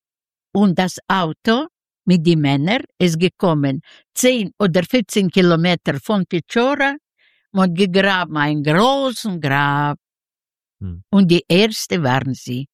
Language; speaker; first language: German; non-native, learner; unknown